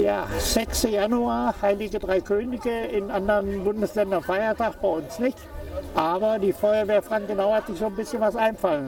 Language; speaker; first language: German; native; German